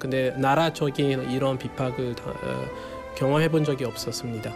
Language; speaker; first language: Korean; non-native, fluent; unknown